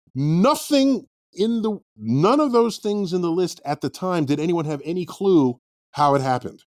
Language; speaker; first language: English; native; English